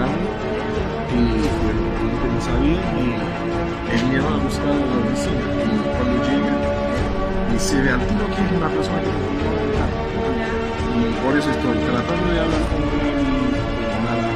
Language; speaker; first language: Spanish; non-native, fluent; Haitian Creole